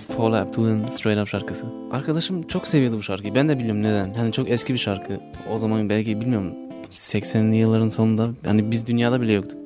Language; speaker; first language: Turkish; early bilingual, heritage; Turkish